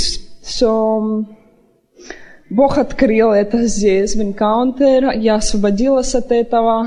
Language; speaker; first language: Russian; early bilingual, heritage; Russian